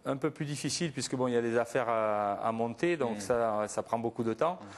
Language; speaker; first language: French; native; French